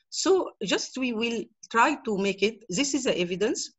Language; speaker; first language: English; non-native, fluent; Arabic